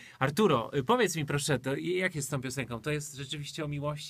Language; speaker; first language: Polish; native; Polish